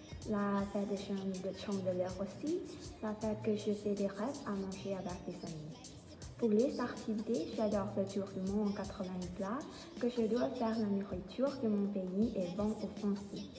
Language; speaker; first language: French; non-native, learner; Thai